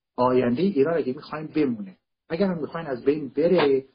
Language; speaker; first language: Persian; non-native, local second language; Kurdish